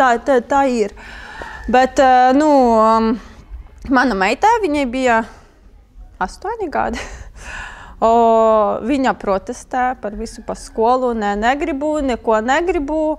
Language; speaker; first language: Latvian; non-native, learner; Ukrainian